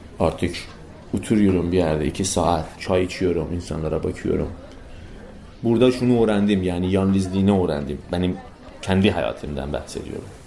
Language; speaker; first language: Turkish; non-native, fluent; Persian